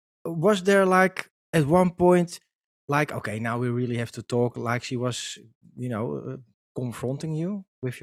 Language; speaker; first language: English; non-native, fluent; Dutch